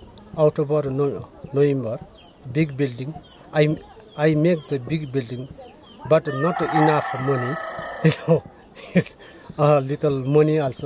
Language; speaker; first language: English; non-native, learner; Nepali